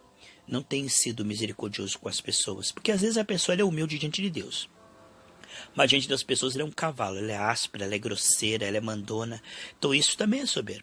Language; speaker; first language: Portuguese; native; Portuguese